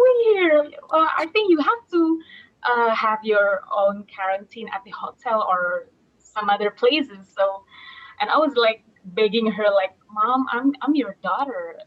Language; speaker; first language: English; non-native, fluent; Indonesian